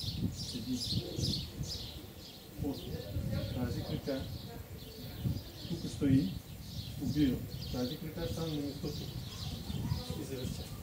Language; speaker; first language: Bulgarian; non-native, learner; Russian